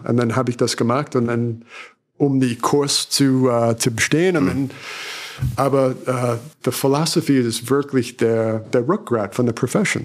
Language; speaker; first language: German; non-native, fluent; English